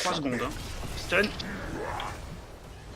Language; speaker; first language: French; native; French